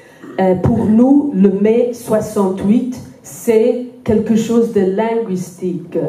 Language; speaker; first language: French; non-native, fluent; Welsh